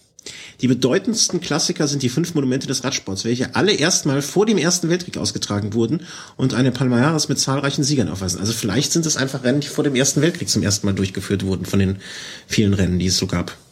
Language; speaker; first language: German; native; German